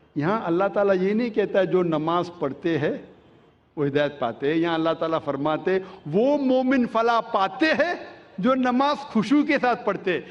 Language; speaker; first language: Urdu; non-native, local second language; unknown